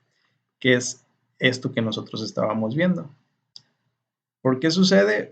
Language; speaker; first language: Spanish; native; Spanish